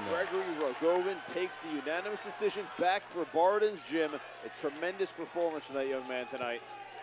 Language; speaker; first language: English; native; English